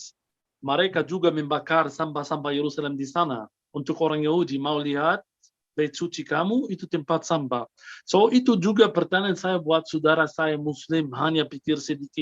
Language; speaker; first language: Indonesian; non-native, fluent; Arabic